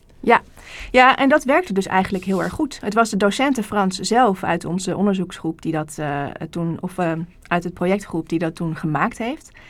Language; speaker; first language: Dutch; native; Dutch